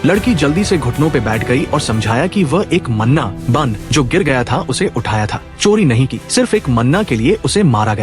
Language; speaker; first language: Hindi; native; Hindi